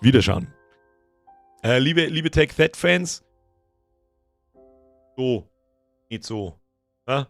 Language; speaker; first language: German; native; German